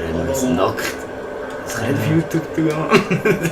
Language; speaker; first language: German; native; German